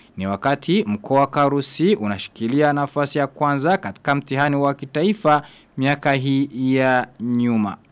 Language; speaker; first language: Swahili; non-native, local second language; Rundi